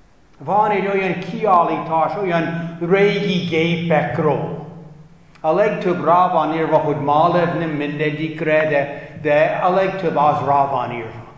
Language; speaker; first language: Hungarian; non-native, fluent; English